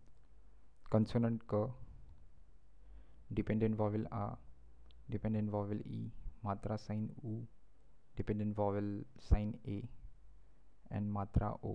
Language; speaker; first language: English; non-native, local second language; Marathi